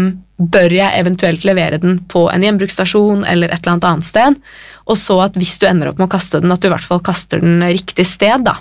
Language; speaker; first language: Norwegian; native; Norwegian